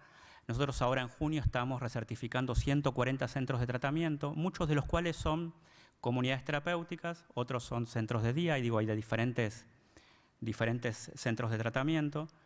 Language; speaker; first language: Spanish; native; Spanish